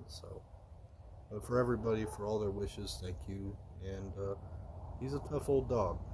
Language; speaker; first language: English; native; English